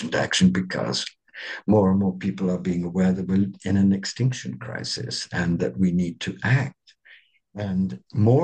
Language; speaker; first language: English; native; English